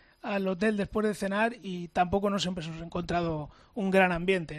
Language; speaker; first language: Spanish; native; Spanish